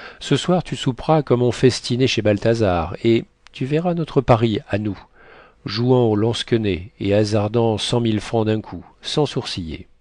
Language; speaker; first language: French; native; French